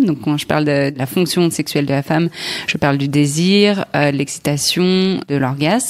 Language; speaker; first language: French; native; French